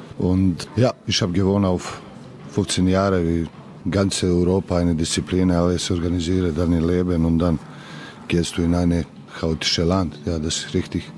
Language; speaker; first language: German; non-native, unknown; Serbian